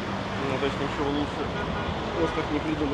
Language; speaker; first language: Russian; native; Russian